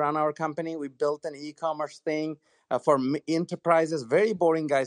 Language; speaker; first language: English; non-native, local second language; Bangla